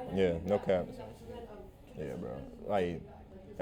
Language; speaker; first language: English; native; English